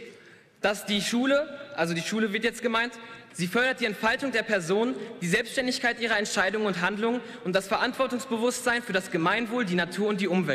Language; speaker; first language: German; native; German